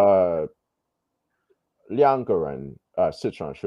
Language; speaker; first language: Chinese; non-native, learner; English